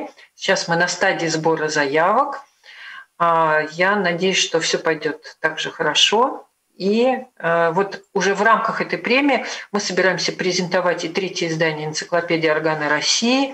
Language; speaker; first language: Russian; native; Russian